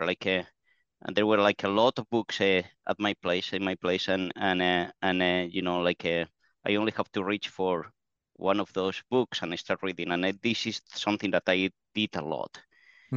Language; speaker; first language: English; non-native, fluent; Spanish